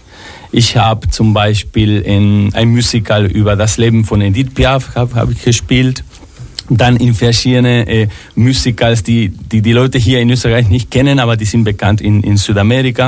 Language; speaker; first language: German; non-native, fluent; Spanish